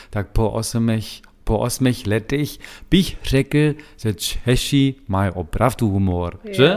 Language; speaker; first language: Czech; non-native, learner; German